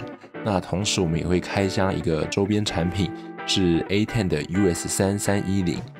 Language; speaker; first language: Chinese; native; Chinese